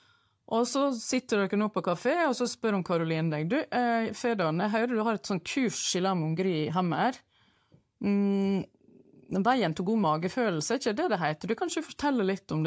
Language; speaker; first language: Norwegian; native; Norwegian